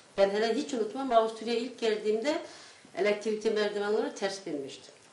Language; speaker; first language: Turkish; native; Turkish